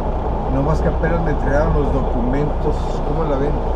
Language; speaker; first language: Spanish; native; Spanish